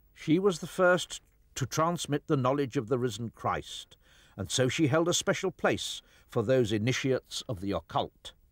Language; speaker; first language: English; native; English